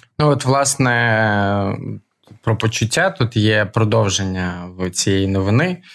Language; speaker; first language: Ukrainian; non-native, local second language; Russian